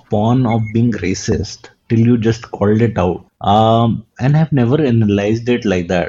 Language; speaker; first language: English; non-native, local second language; Hindi